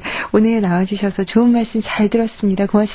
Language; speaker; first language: Korean; native; Korean